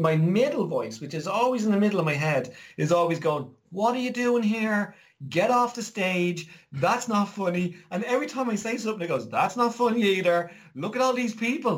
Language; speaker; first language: English; native; English